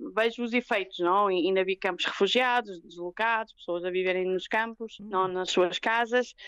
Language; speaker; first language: Portuguese; native; Portuguese